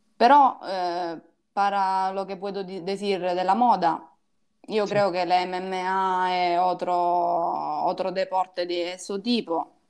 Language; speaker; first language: Spanish; non-native, learner; Italian